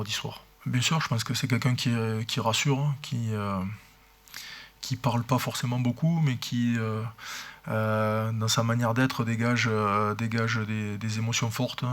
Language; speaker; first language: French; native; French